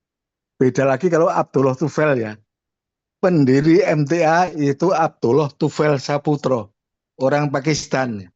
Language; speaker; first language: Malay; non-native, local second language; Javanese